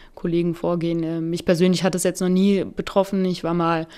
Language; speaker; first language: German; native; German